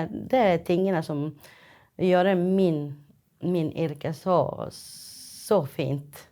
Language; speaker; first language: Norwegian; non-native, fluent; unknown